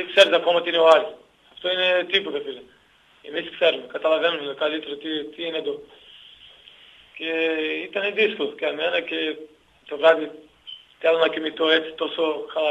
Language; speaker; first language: Greek; non-native, learner; Portuguese